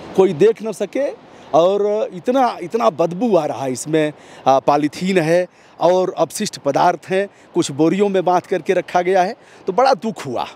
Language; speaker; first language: Hindi; native; Hindi